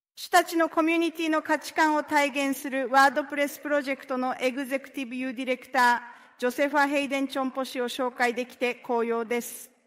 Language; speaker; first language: Japanese; non-native, fluent; Spanish